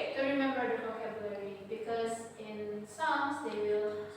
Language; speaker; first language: English; non-native, learner; Indonesian